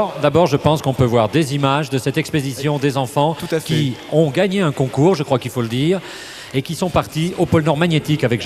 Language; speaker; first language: French; native; French